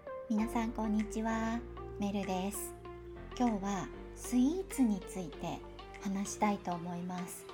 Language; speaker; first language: Japanese; native; Japanese